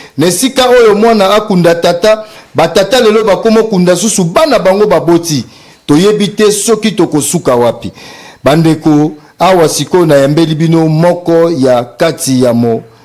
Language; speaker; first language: Lingala; native; Lingala